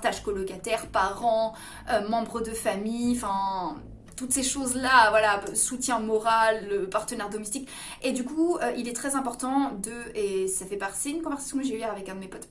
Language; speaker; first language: French; native; French